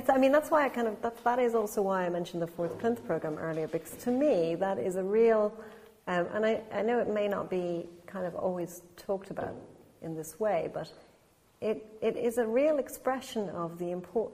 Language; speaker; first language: English; native; English